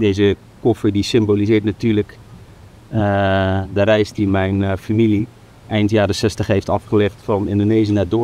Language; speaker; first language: Dutch; native; Dutch